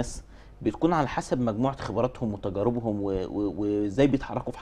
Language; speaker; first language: Arabic; native; Arabic